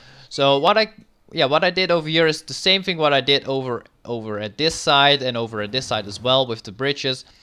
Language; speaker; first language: English; non-native, fluent; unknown